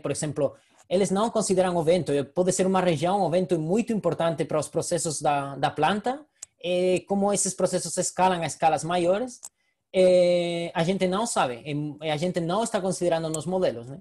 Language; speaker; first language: Portuguese; non-native, fluent; Spanish